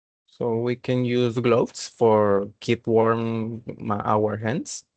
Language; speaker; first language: English; non-native, learner; Spanish